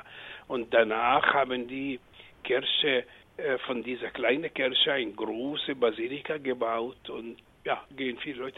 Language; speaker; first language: German; non-native, fluent; Arabic